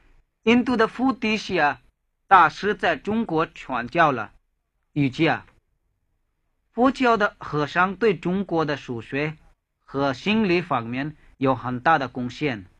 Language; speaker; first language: Chinese; non-native, fluent; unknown